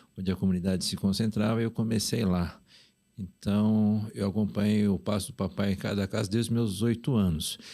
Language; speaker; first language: Portuguese; early bilingual, other home language; Korean